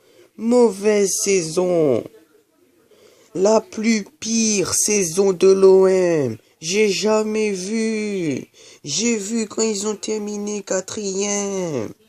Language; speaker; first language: French; native; French